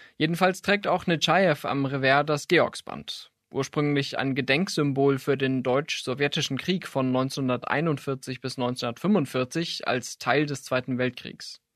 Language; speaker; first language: German; native; German